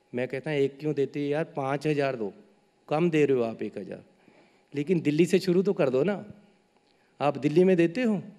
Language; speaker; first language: Hindi; native; Hindi